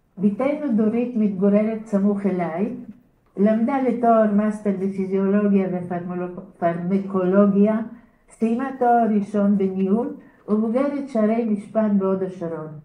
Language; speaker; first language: Hebrew; early bilingual, other home language; Bulgarian